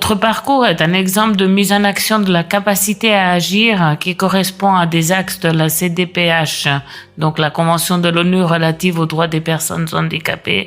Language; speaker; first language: French; native; French